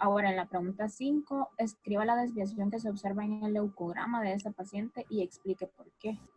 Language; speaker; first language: Spanish; native; Spanish